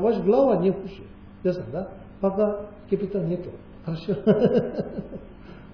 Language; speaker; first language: Russian; non-native, learner; Tibetan